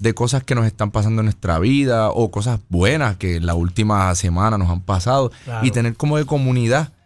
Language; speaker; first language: Spanish; native; Spanish